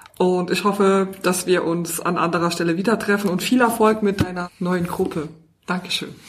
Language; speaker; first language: German; native; German